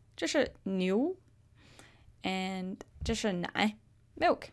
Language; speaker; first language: Chinese; non-native, fluent; English